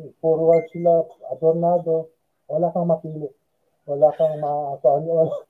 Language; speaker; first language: Filipino; non-native, local second language; Cebuano